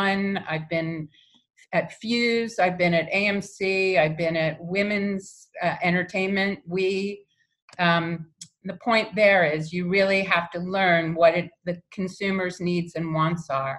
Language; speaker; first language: English; native; English